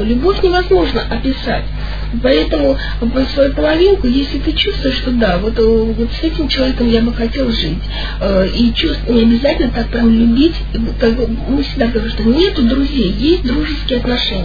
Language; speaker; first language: Russian; native; Russian